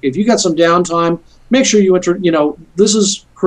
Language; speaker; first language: English; native; English